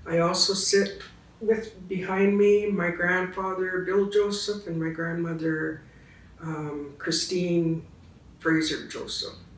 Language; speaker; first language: English; native; English